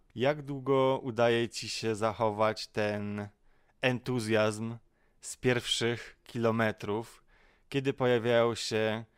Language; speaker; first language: Polish; native; Polish